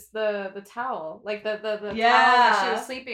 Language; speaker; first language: English; native; English